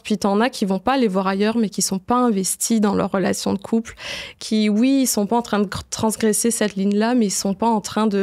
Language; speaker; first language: French; native; French